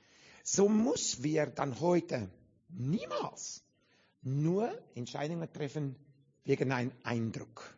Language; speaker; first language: German; non-native, learner; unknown